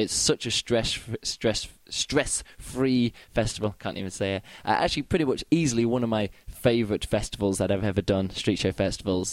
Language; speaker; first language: English; native; English